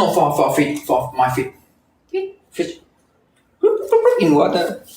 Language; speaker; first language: English; non-native, learner; Thai